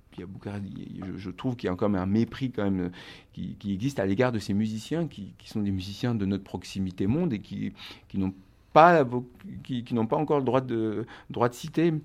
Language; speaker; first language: French; native; French